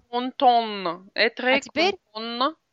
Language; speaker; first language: French; non-native, learner; Russian